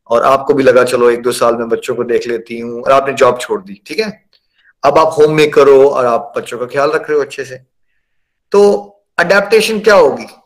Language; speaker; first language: Hindi; native; Hindi